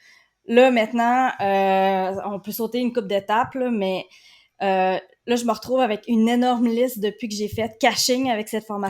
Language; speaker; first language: French; native; French